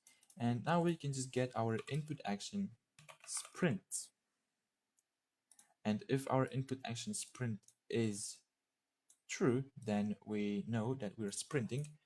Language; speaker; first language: English; non-native, fluent; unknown